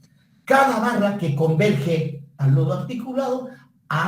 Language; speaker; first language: Spanish; native; Spanish